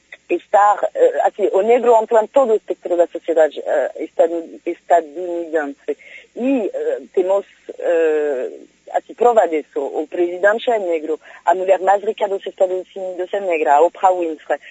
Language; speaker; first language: Portuguese; non-native, fluent; French